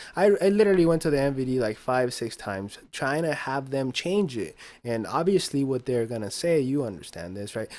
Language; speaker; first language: English; early bilingual, other home language; Spanish